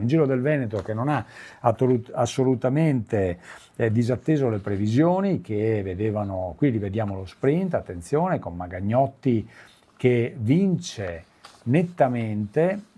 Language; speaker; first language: Italian; native; Italian